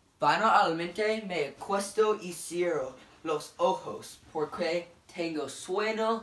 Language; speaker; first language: Spanish; non-native, learner; English